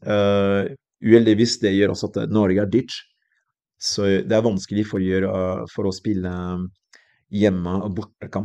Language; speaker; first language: Norwegian; non-native, fluent; French